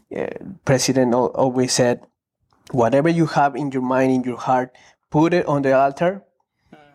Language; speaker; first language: English; non-native, fluent; Spanish